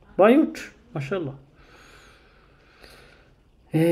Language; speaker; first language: Swedish; non-native, learner; Arabic